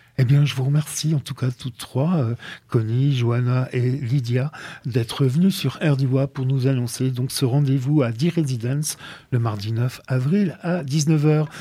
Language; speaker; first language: French; native; French